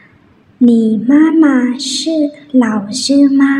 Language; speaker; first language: Chinese; non-native, fluent; Thai